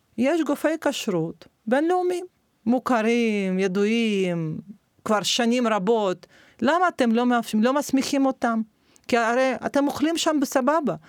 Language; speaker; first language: Hebrew; non-native, fluent; Russian